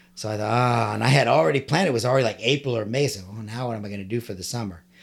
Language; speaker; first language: English; native; English